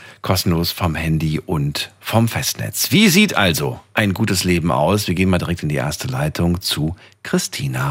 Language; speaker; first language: German; native; German